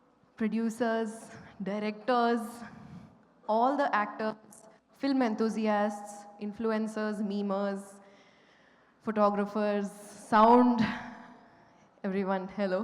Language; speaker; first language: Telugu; non-native, fluent; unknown